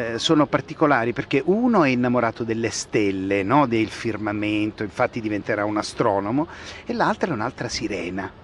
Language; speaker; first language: Italian; native; Italian